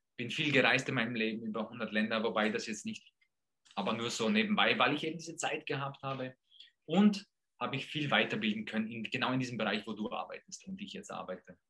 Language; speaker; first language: German; early bilingual, other home language; Polish